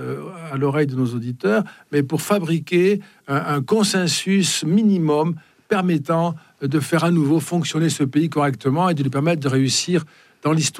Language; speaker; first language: French; native; French